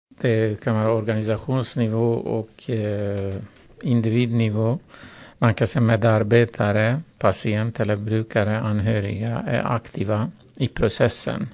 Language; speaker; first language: Swedish; non-native, fluent; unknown